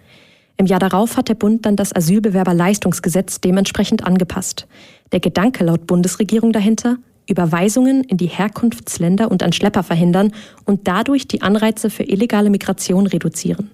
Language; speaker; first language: German; native; German